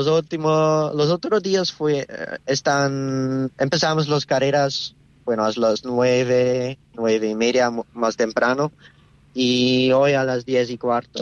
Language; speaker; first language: Spanish; non-native, learner; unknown